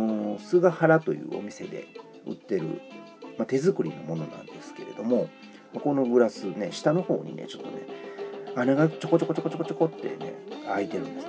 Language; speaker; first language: Japanese; native; Japanese